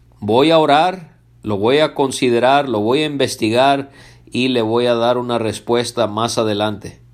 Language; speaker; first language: Spanish; early bilingual, other home language; English